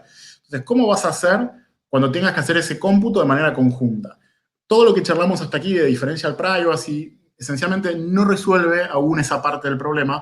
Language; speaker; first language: Spanish; native; Spanish